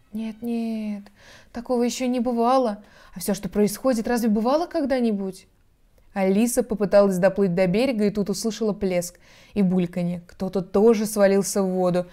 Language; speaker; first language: Russian; native; Russian